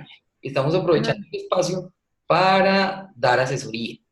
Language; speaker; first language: Spanish; native; Spanish